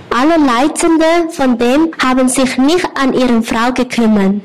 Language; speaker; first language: German; non-native, learner; Thai